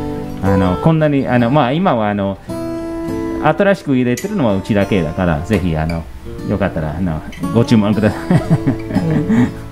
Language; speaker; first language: Japanese; non-native, fluent; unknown